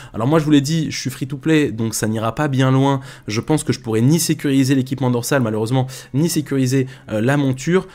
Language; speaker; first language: French; native; French